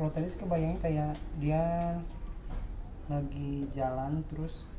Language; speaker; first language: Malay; non-native, local second language; Sundanese